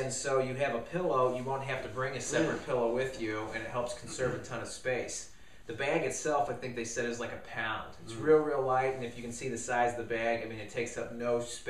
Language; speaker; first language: English; native; English